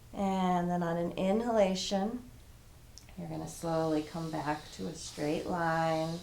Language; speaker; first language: English; native; English